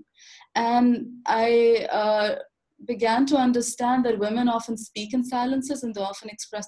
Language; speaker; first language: English; non-native, local second language; Urdu